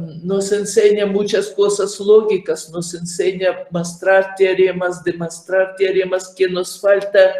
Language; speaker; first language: Spanish; non-native, fluent; Ukrainian